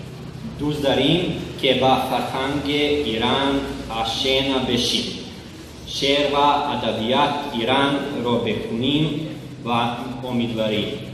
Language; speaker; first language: Persian; non-native, learner; Serbian